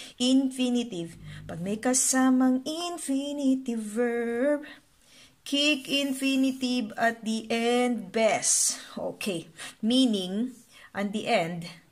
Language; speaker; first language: English; non-native, local second language; Filipino